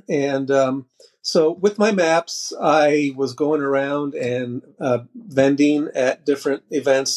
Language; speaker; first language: English; native; English